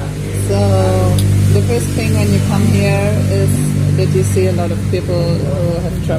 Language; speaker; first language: English; non-native, fluent; German